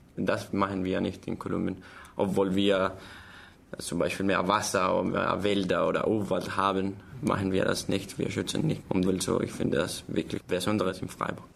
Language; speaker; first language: German; non-native, learner; Spanish